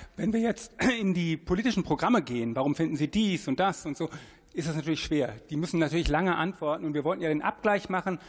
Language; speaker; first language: German; native; German